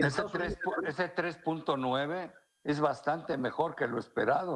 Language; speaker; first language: Spanish; native; Spanish